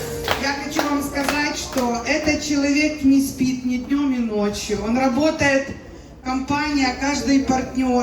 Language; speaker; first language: Russian; native; Russian